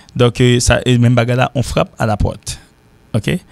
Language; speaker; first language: French; native; French